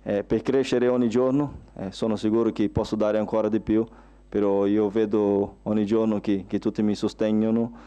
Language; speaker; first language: Italian; non-native, fluent; Portuguese